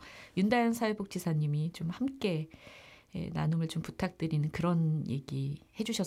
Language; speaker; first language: Korean; native; Korean